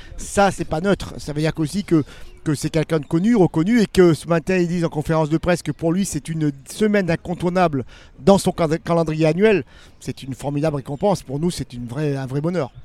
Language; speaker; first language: French; native; French